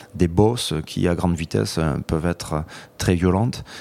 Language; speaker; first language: French; native; French